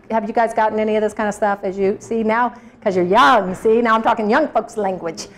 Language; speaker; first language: English; native; English